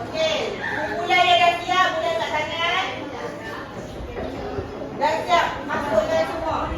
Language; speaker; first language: Malay; native; Malay